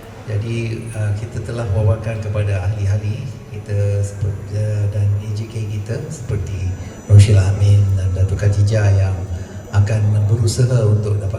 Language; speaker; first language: Malay; native; Malay